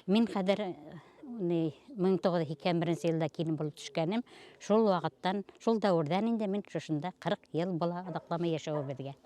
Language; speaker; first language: Tatar; non-native, local second language; Bashkir